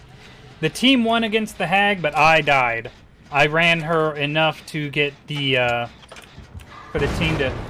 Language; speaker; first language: English; native; English